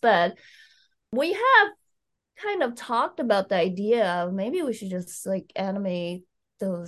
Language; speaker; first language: English; non-native, fluent; Chinese